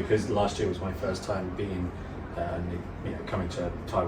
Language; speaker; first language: English; native; English